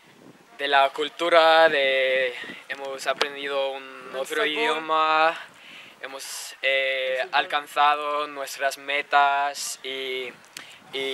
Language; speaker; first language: Spanish; non-native, learner; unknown